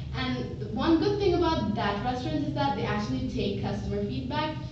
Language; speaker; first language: English; non-native, local second language; Bangla